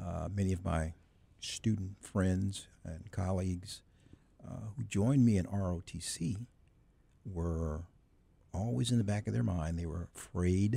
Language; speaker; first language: English; native; English